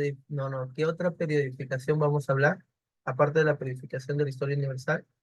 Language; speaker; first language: Spanish; native; Spanish